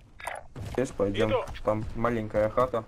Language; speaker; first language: Russian; non-native, local second language; Latvian